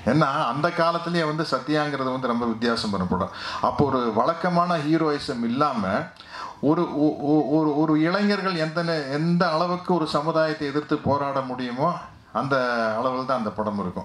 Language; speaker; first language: Tamil; native; Tamil